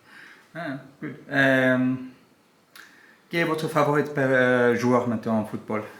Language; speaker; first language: French; non-native, learner; English